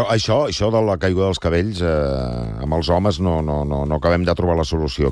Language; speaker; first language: Catalan; native; Catalan